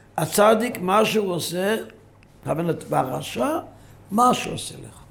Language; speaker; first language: Hebrew; non-native, local second language; Yiddish